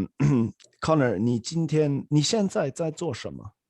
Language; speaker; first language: Chinese; non-native, fluent; Swedish